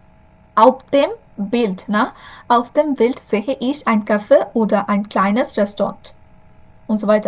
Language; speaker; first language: German; non-native, learner; Bangla